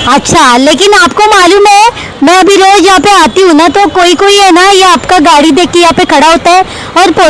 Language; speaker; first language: Hindi; non-native, local second language; Marathi